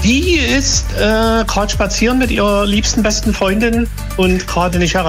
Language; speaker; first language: German; native; German